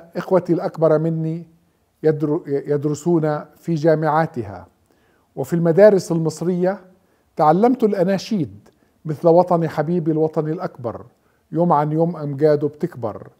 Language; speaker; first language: Arabic; native; Arabic